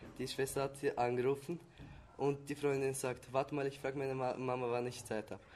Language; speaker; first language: German; early bilingual, other home language; Chechen